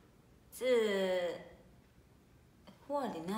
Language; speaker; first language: Chinese; non-native, learner; Filipino